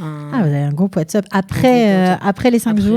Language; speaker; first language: French; native; French